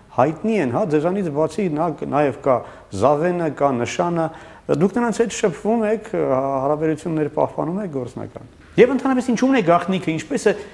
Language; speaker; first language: Armenian; native; Armenian